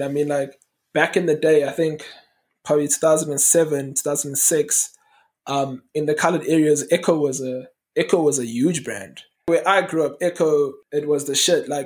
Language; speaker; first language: English; native; English